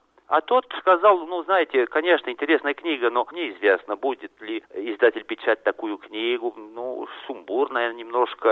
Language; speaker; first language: Russian; non-native, fluent; French